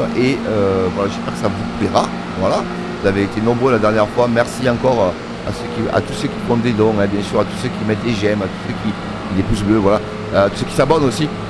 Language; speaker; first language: French; native; French